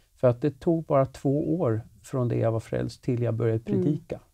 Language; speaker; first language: Swedish; native; Swedish